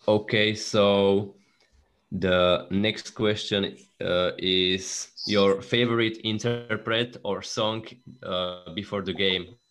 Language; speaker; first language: English; non-native, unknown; Slovak